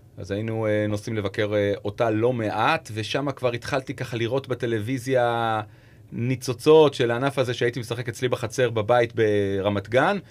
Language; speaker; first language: Hebrew; native; Hebrew